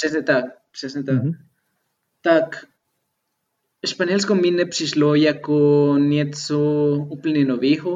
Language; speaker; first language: Czech; non-native, fluent; Spanish